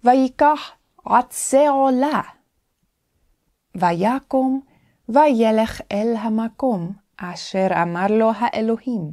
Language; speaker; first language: Hebrew; non-native, fluent; English